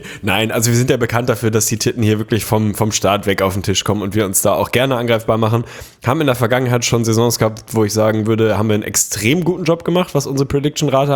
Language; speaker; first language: German; native; German